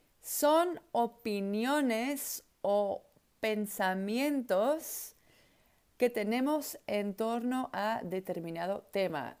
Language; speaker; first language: Spanish; non-native, fluent; Dutch